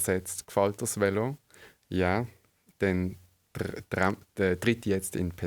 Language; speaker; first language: German; native; German